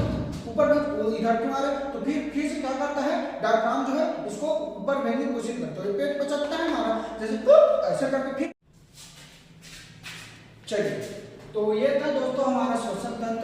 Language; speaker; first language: Hindi; non-native, local second language; Chhattisgarhi